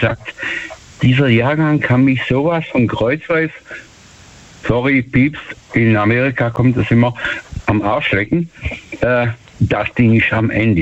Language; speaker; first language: German; native; German